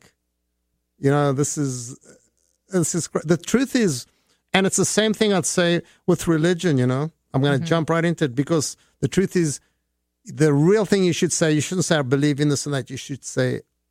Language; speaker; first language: English; native; English